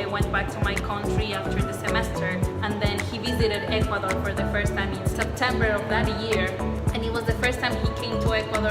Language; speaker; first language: English; non-native, fluent; Spanish